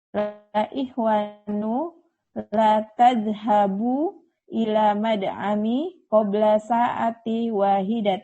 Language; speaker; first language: Arabic; non-native, learner; Indonesian